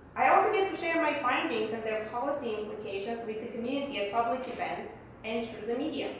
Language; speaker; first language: English; early bilingual, other home language; Bulgarian